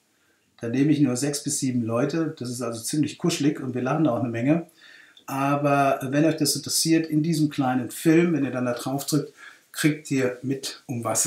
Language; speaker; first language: German; native; German